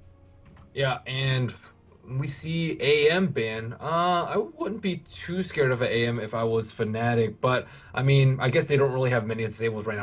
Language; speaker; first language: English; native; English